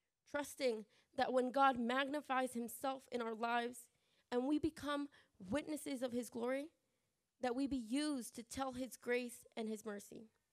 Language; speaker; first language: English; early bilingual, other home language; Spanish